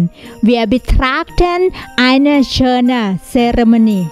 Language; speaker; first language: German; non-native, learner; Thai